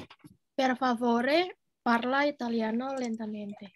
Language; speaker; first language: Italian; non-native, learner; Indonesian